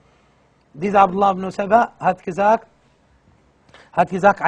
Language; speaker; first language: German; non-native, fluent; Arabic